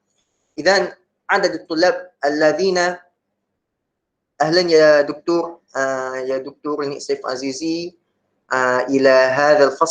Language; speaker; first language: Arabic; non-native, fluent; Malay